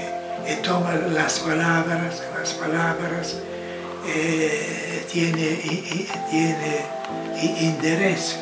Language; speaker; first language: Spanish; non-native, fluent; Italian